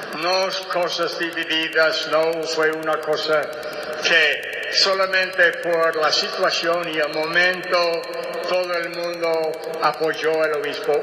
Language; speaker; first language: Spanish; non-native, fluent; English